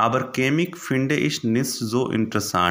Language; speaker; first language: German; non-native, learner; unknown